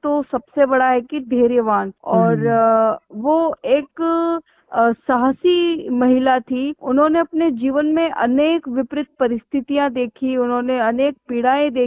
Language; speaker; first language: Hindi; native; Hindi